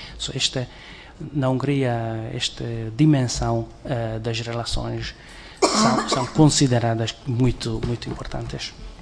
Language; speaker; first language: Portuguese; non-native, fluent; Hungarian